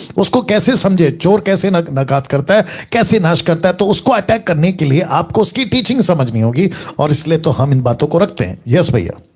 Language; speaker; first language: Hindi; native; Hindi